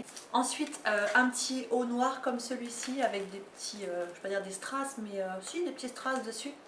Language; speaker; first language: French; native; French